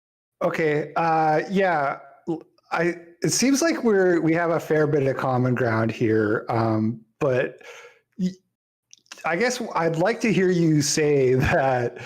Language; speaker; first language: English; native; English